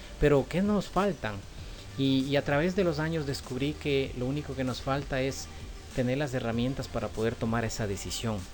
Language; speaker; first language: Spanish; native; Spanish